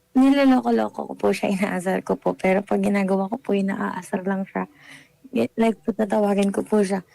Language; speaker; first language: Filipino; native; Filipino